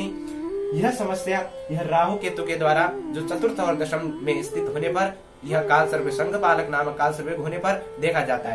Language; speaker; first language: Hindi; native; Hindi